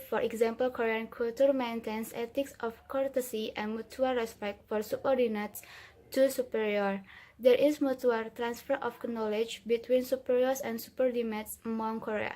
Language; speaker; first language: English; non-native, learner; Indonesian